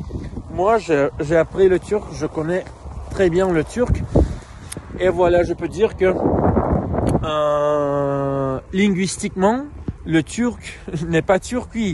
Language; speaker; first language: French; non-native, fluent; Russian